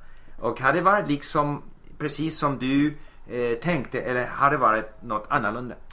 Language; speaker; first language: Swedish; non-native, fluent; English